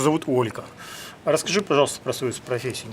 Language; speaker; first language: Russian; native; Russian